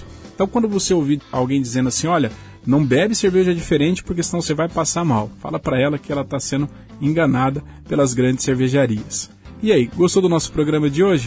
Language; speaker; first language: Portuguese; native; Portuguese